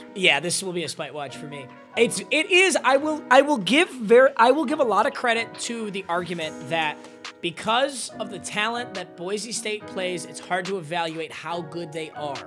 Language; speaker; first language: English; native; English